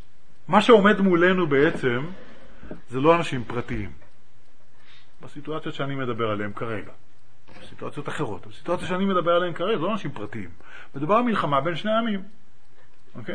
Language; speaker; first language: Hebrew; native; Hebrew